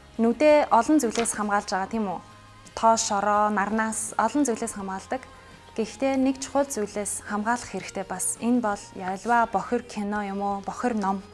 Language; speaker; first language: Mongolian; non-native, fluent; English